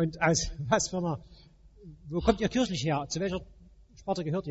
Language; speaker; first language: German; native; German